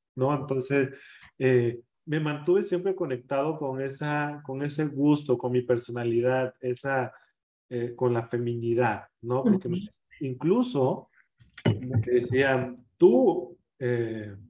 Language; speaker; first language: Spanish; native; Spanish